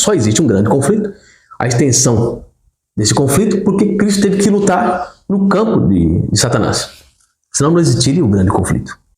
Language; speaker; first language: Portuguese; native; Portuguese